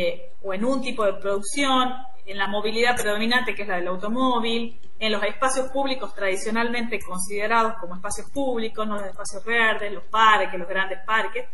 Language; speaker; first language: Spanish; native; Spanish